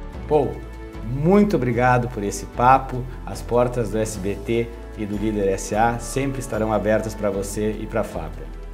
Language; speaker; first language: Portuguese; native; Portuguese